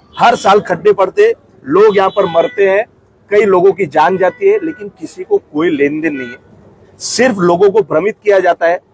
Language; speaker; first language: Hindi; non-native, local second language; Marathi